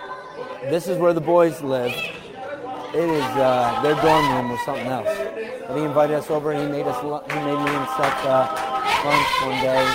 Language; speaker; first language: English; native; English